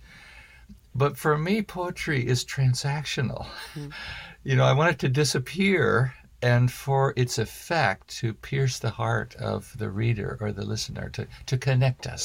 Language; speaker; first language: English; native; English